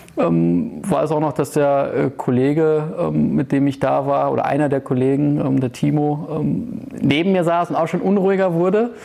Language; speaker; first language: German; early bilingual, heritage; German